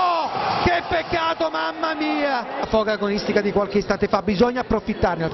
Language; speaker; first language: Italian; native; Italian